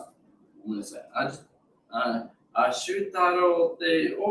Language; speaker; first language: Japanese; non-native, fluent; English